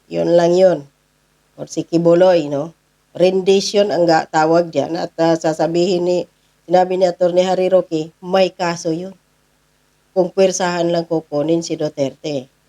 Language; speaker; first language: Filipino; non-native, local second language; Cebuano